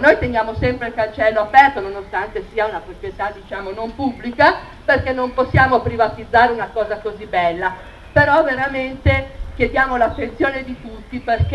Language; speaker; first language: Italian; native; Italian